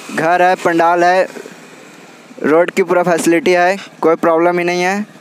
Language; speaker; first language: Hindi; native; Hindi